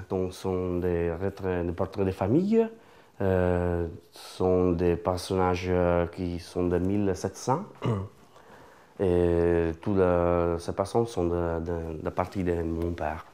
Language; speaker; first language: French; non-native, learner; Italian